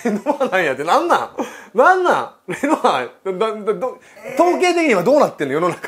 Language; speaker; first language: Japanese; native; Japanese